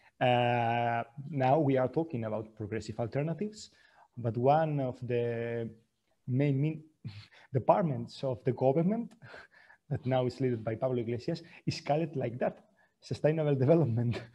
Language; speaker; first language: English; non-native, fluent; Spanish